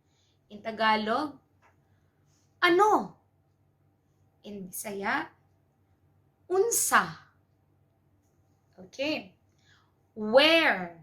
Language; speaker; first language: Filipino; non-native, local second language; Cebuano